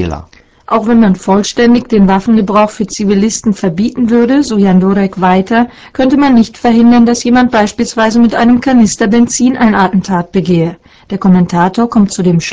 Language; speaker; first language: German; native; German